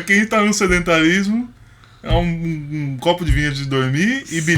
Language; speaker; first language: Portuguese; native; Portuguese